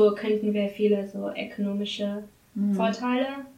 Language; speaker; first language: German; non-native, learner; English